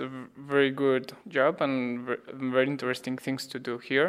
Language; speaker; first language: English; non-native, learner; Spanish